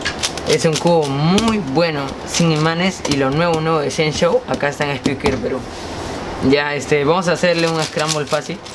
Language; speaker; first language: Spanish; native; Spanish